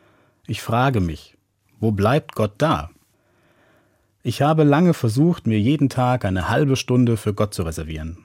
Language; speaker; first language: German; native; German